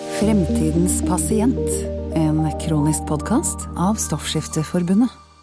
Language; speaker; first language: Norwegian; native; Norwegian